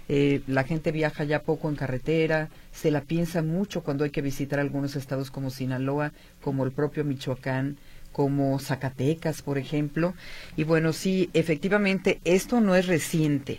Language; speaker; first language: Spanish; native; Spanish